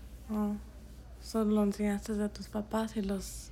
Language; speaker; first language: Spanish; early bilingual, other home language; English